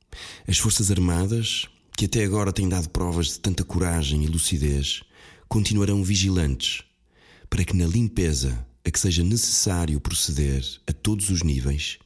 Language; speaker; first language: Portuguese; native; Portuguese